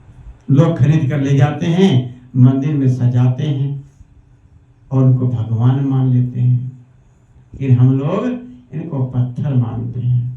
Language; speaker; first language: Hindi; native; Hindi